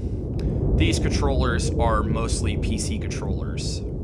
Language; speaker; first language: English; native; English